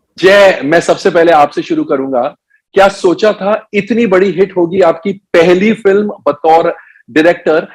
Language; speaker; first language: Hindi; native; Hindi